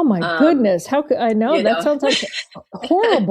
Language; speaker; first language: English; native; English